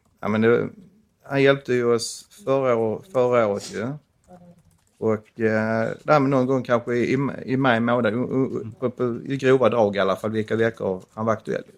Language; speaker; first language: Swedish; native; Swedish